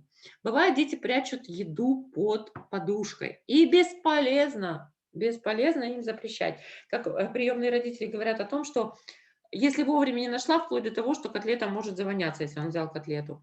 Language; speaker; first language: Russian; native; Russian